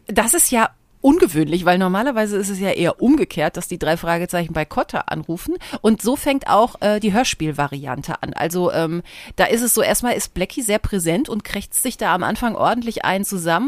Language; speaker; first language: German; native; German